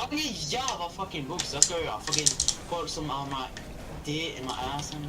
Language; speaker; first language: Swedish; native; Swedish